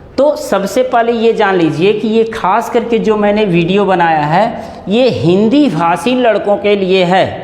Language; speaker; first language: Hindi; native; Hindi